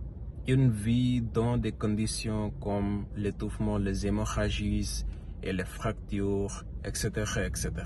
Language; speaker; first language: French; non-native, learner; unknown